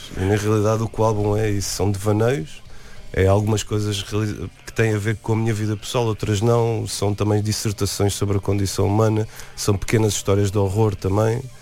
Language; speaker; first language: Portuguese; native; Portuguese